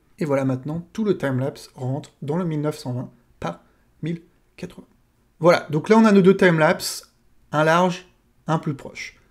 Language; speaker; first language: French; native; French